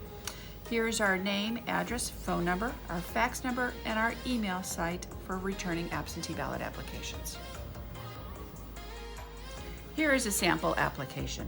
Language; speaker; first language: English; native; English